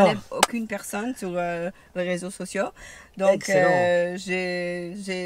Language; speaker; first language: French; non-native, learner; English